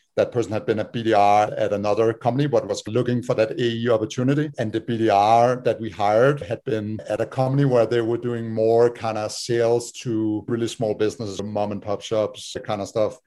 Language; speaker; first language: English; non-native, fluent; Danish